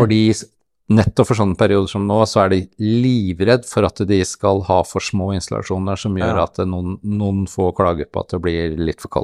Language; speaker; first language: Norwegian; native; Norwegian